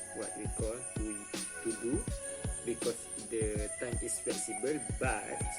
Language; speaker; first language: English; non-native, local second language; Malay